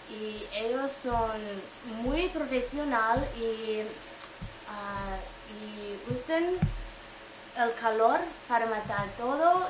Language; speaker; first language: Spanish; non-native, fluent; English